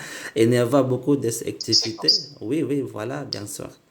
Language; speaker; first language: French; non-native, learner; Indonesian